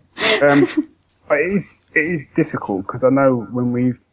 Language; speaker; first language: English; native; English